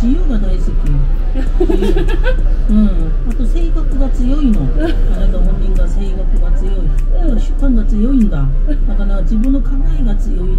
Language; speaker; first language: Japanese; non-native, learner; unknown